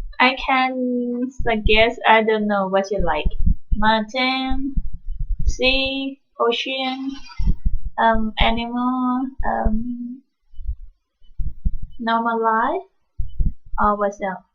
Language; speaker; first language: English; non-native, learner; Thai